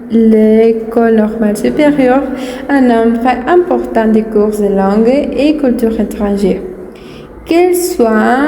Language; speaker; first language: French; non-native, learner; Spanish